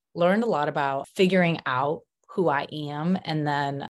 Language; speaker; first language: English; early bilingual, other home language; Polish